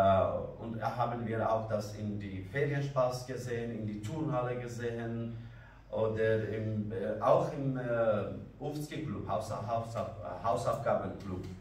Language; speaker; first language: German; non-native, learner; Kurdish